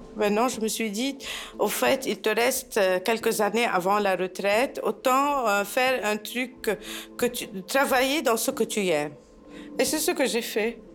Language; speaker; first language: French; non-native, local second language; Arabic